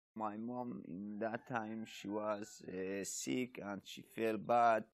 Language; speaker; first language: English; non-native, learner; Arabic